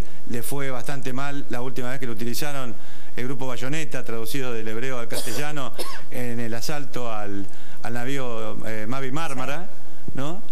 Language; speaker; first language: Spanish; native; Spanish